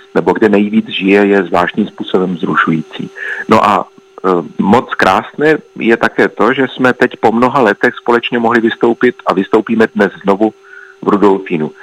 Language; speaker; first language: Czech; native; Czech